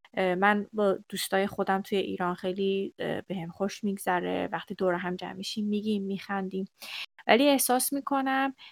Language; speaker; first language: Persian; native; Persian